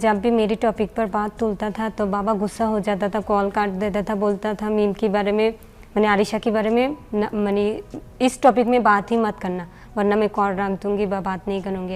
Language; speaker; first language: Hindi; non-native, learner; Bangla